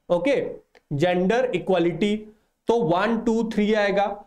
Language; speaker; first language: Hindi; non-native, local second language; Odia